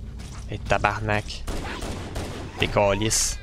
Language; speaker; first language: French; native; French